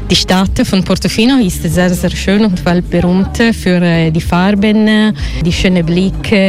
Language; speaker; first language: German; non-native, learner; Italian